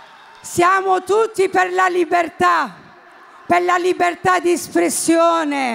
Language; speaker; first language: Italian; non-native, fluent; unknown